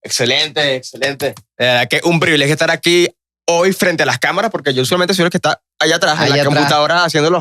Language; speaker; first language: Spanish; native; Spanish